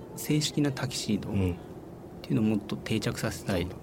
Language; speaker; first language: Japanese; native; Japanese